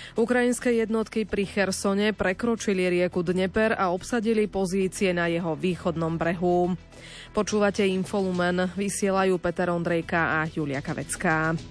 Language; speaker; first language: Slovak; native; Slovak